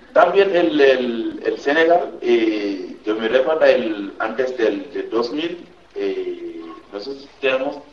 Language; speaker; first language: Spanish; non-native, learner; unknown